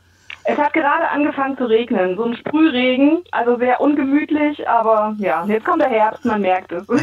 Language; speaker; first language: German; native; German